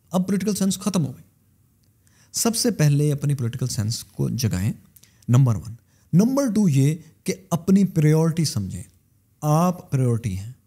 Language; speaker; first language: Urdu; native; Urdu